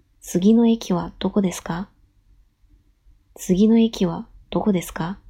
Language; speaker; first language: Japanese; non-native, fluent; Chinese